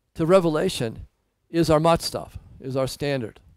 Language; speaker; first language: English; native; English